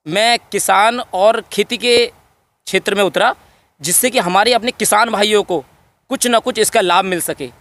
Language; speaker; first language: Hindi; native; Hindi